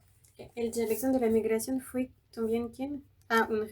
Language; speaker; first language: Spanish; non-native, fluent; French